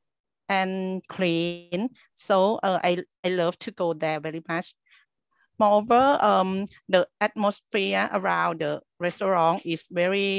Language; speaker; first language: English; non-native, learner; Thai